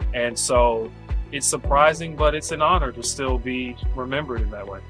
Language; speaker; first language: English; native; English